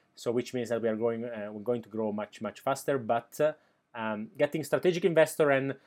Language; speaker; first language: English; non-native, fluent; Italian